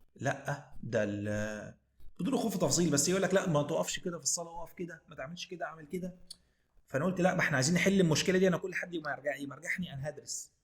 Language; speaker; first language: Egyptian Arabic; native; Egyptian Arabic